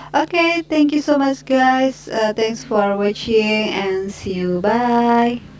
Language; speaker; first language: English; non-native, learner; Indonesian